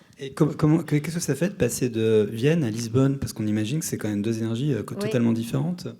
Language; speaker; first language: French; native; French